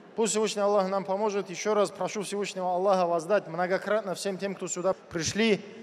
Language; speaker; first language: Russian; non-native, local second language; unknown